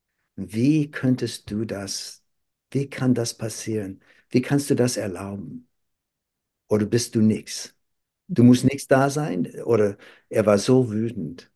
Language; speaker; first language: German; non-native, fluent; English